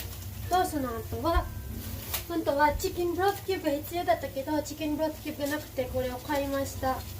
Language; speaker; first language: Japanese; non-native, fluent; Filipino